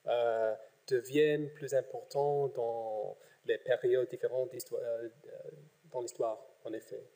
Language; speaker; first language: French; non-native, fluent; English